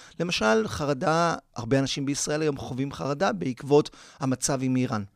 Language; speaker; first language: Hebrew; early bilingual, other home language; Spanish